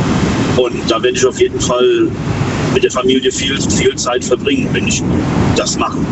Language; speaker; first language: German; native; German